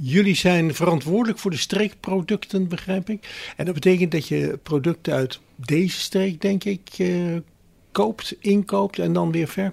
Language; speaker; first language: Dutch; native; Dutch